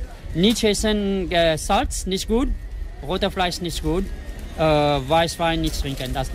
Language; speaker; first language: German; non-native, learner; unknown